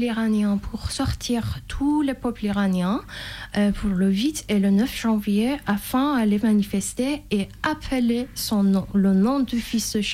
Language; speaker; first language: French; non-native, fluent; Persian